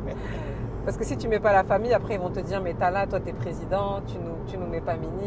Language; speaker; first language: French; native; French